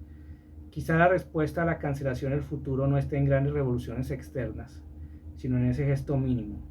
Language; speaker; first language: Spanish; native; Spanish